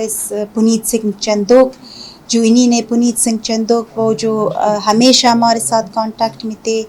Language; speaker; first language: Hindi; non-native, fluent; Punjabi